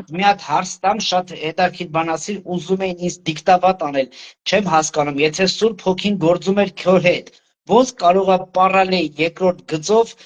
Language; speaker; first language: Armenian; native; Armenian